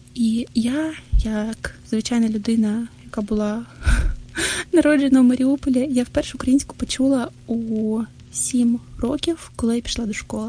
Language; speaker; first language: Ukrainian; non-native, local second language; Russian